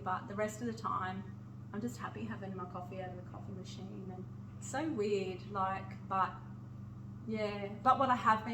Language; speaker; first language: English; native; English